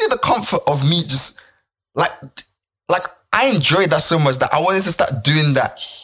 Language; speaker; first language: English; non-native, local second language; Yoruba